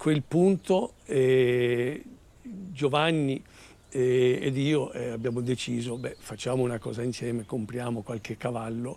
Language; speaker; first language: Italian; native; Italian